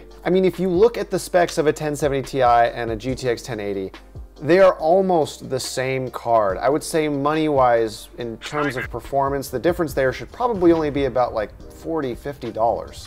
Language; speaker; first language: English; native; English